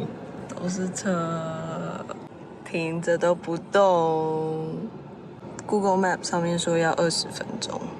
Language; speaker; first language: Chinese; native; Chinese